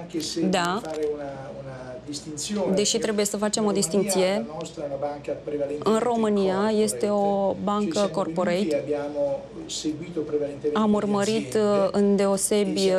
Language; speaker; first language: Romanian; non-native, fluent; Italian